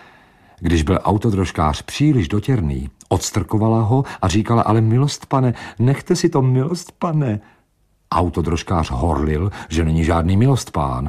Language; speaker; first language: Czech; native; Czech